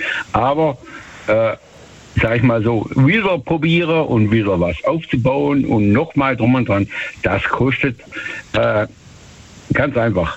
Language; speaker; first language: German; native; German